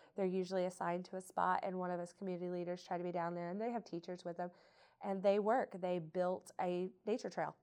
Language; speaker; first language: English; native; English